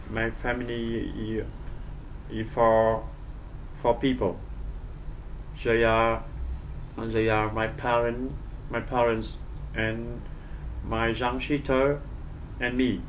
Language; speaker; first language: English; non-native, learner; Vietnamese